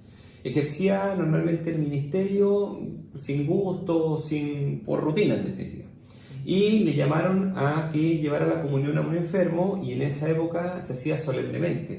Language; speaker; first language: Spanish; native; Spanish